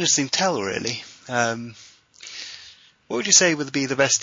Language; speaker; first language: English; native; English